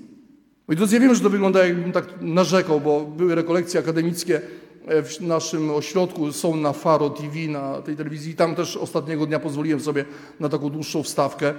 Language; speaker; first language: Polish; native; Polish